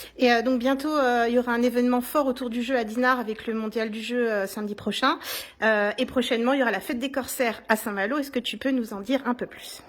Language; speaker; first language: French; native; French